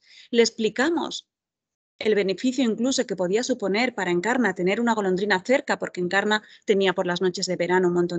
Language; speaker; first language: Spanish; native; Spanish